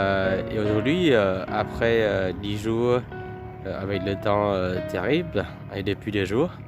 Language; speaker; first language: French; non-native, fluent; Vietnamese